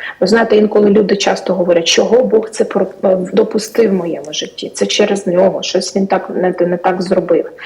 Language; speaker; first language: Ukrainian; native; Ukrainian